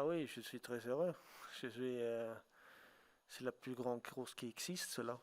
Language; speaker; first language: French; non-native, fluent; Swedish